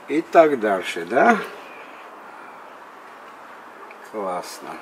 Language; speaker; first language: Russian; non-native, local second language; Armenian